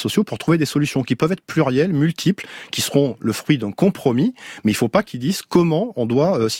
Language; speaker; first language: French; native; French